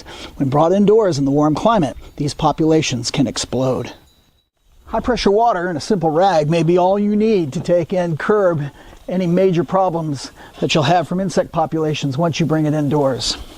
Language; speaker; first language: English; native; English